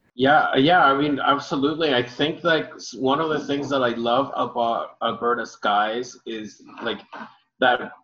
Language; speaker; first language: English; early bilingual, other home language; Spanish